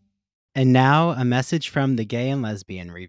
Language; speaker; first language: English; native; English